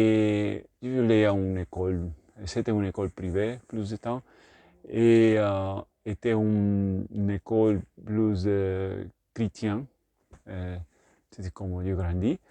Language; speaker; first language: French; non-native, learner; Spanish